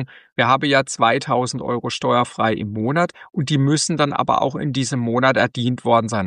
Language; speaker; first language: German; native; German